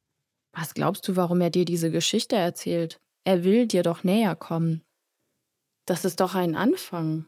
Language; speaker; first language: German; native; German